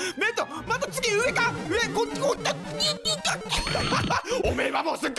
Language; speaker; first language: Japanese; native; Japanese